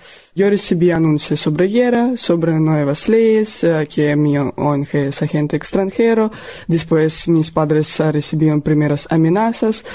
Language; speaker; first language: Spanish; non-native, learner; Russian